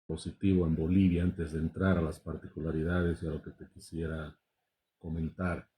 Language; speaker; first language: Spanish; native; Spanish